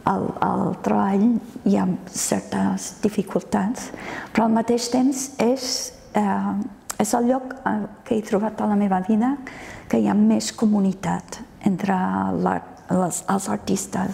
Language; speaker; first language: Catalan; non-native, fluent; English